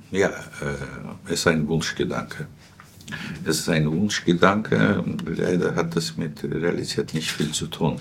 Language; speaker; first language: German; non-native, fluent; Russian